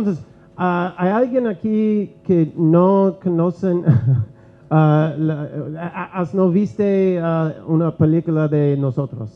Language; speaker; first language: Spanish; non-native, learner; English